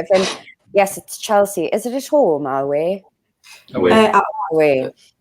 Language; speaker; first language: English; native; English